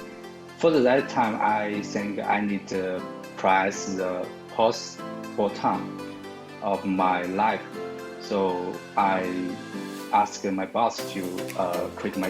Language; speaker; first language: English; non-native, learner; Chinese